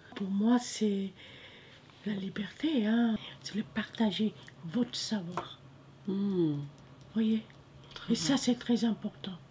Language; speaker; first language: French; non-native, fluent; Khmer